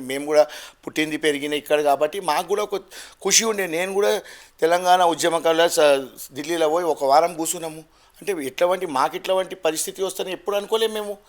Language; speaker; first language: Telugu; non-native, local second language; Gujarati